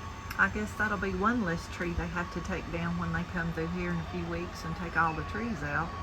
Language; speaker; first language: English; native; English